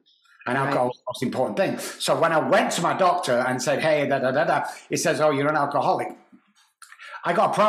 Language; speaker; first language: English; native; English